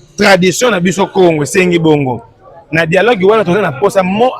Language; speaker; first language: Lingala; non-native, local second language; Kongo